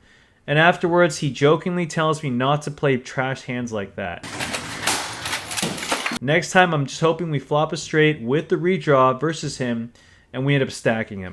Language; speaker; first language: English; native; English